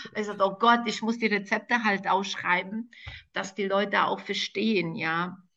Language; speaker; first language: German; non-native, fluent; Serbian